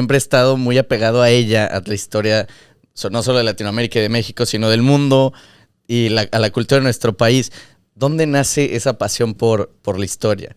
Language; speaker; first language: Spanish; native; Spanish